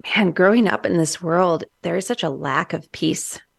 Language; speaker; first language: English; native; English